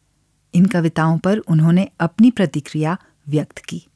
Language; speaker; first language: Hindi; native; Hindi